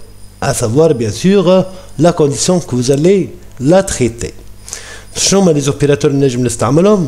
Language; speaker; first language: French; non-native, local second language; Arabic